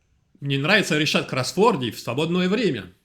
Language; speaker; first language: Russian; non-native, fluent; French